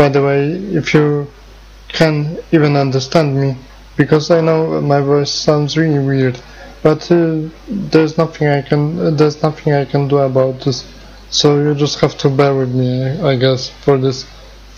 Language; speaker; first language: English; non-native, fluent; Polish